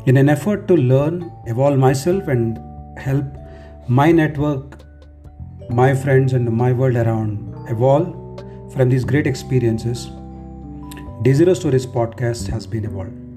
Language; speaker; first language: English; non-native, local second language; Telugu